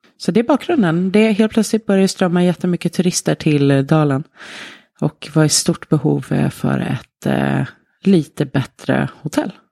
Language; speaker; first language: Swedish; native; Swedish